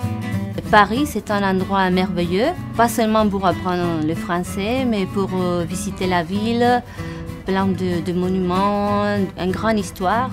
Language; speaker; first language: French; non-native, fluent; Spanish